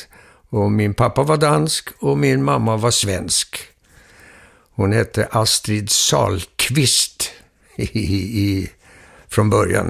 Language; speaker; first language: Swedish; early bilingual, heritage; Swedish